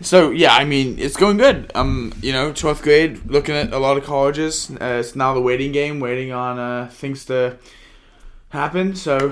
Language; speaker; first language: English; native; English